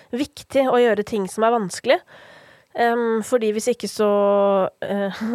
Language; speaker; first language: Norwegian; native; Norwegian